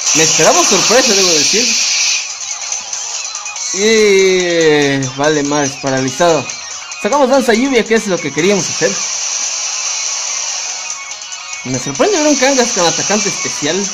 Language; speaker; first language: Spanish; native; Spanish